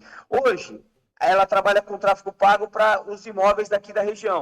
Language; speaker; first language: Portuguese; native; Portuguese